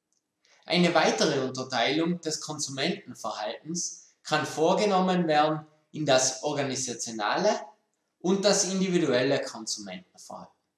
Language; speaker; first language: German; native; German